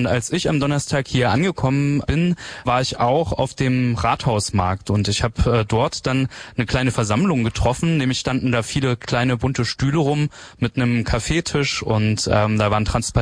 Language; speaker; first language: German; native; German